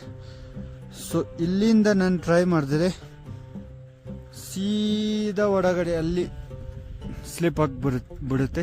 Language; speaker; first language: Kannada; native; Kannada